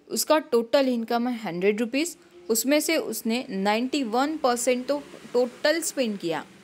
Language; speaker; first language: Hindi; non-native, local second language; Marathi